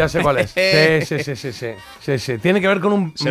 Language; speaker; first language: Spanish; native; Spanish